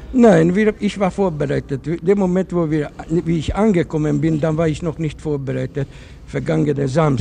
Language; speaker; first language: German; non-native, fluent; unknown